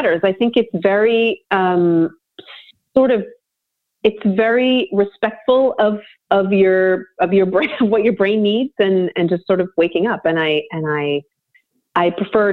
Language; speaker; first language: English; native; English